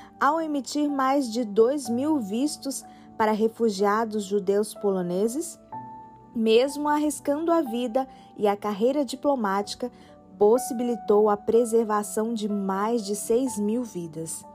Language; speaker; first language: Portuguese; native; Portuguese